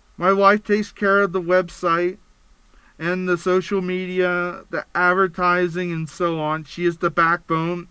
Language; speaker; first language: English; native; English